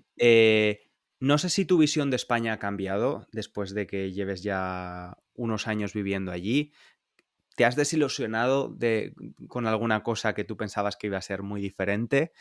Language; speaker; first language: Spanish; native; Spanish